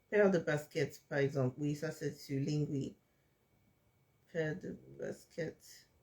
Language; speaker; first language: French; non-native, fluent; English